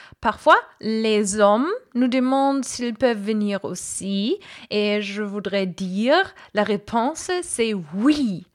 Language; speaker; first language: French; non-native, learner; English